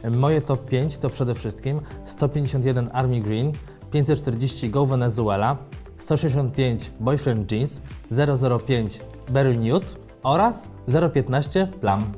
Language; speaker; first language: Polish; native; Polish